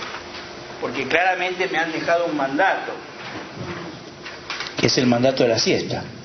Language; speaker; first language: Spanish; native; Spanish